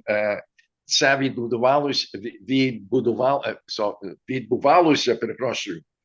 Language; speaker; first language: Ukrainian; early bilingual, heritage; Ukrainian